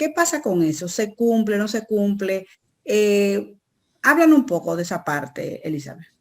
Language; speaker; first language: Spanish; native; Spanish